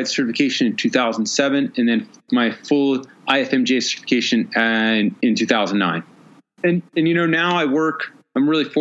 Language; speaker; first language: English; native; English